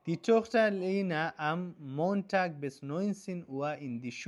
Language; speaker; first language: German; non-native, fluent; Urdu